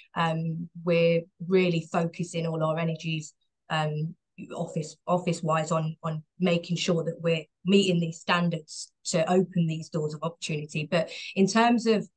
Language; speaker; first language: English; native; English